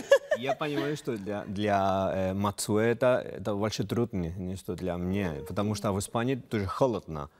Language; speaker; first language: Russian; non-native, learner; Spanish